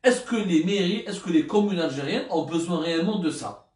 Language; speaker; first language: French; non-native, local second language; Arabic